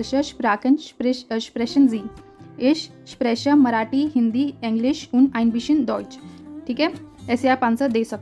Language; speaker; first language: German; non-native, fluent; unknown